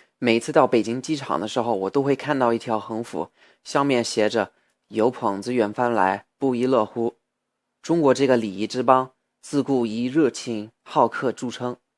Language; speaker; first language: Chinese; non-native, fluent; English